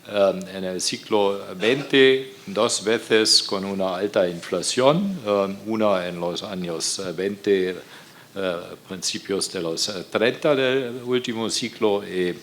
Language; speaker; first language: Spanish; non-native, fluent; German